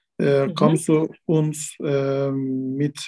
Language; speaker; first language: German; non-native, learner; Turkish